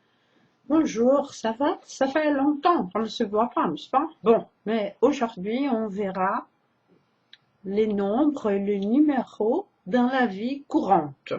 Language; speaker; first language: French; non-native, fluent; Portuguese